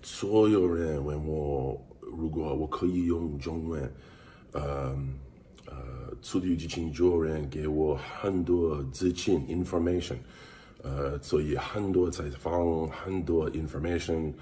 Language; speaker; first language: Chinese; non-native, learner; English